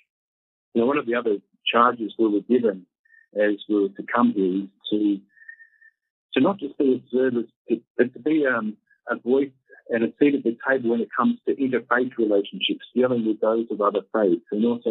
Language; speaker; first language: English; native; English